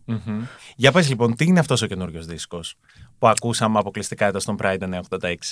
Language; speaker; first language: Greek; native; Greek